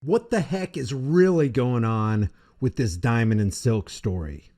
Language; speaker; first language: English; native; English